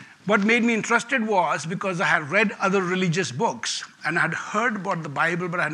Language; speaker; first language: English; non-native, local second language; Punjabi